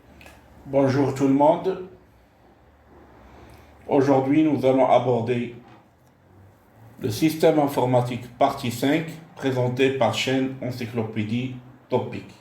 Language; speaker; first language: French; non-native, local second language; Arabic